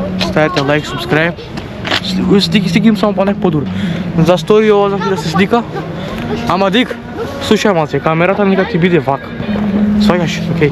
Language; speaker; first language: Macedonian; non-native, local second language; Romany